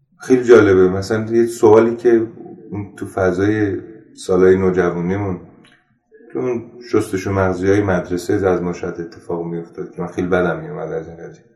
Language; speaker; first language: Persian; non-native, local second language; Armenian